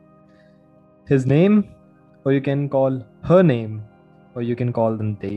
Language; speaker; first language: English; non-native, local second language; Hindi